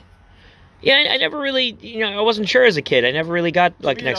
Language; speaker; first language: English; native; English